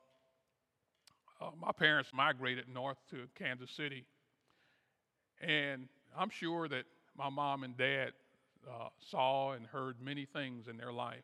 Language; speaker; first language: English; native; English